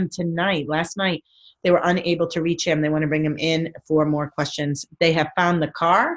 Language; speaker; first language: English; native; English